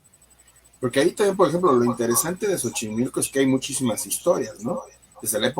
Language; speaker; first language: Spanish; native; Spanish